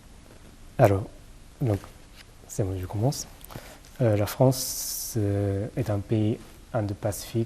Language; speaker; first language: French; non-native, fluent; Japanese